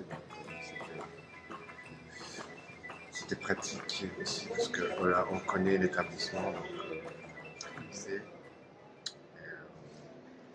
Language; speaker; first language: French; non-native, fluent; Turkish